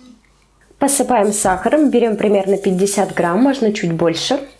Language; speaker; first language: Russian; native; Russian